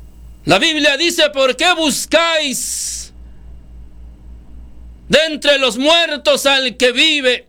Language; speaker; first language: Spanish; native; Spanish